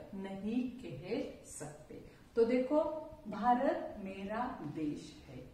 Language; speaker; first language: Hindi; non-native, local second language; Marathi